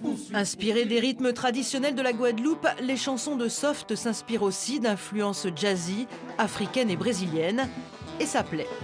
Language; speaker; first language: French; native; French